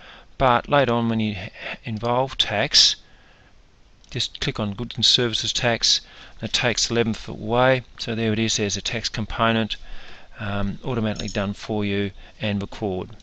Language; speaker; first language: English; native; English